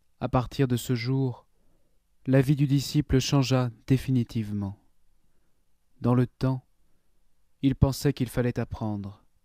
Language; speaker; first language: French; native; French